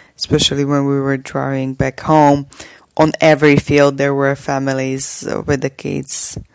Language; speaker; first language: English; non-native, fluent; Slovak